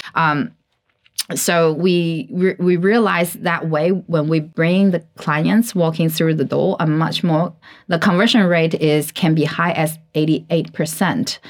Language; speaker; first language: English; non-native, fluent; Chinese